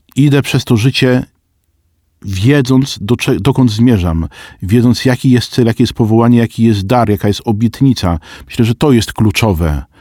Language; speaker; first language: Polish; native; Polish